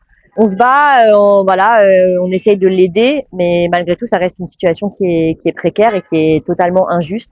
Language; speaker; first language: French; native; French